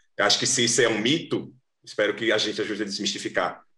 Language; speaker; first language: Portuguese; native; Portuguese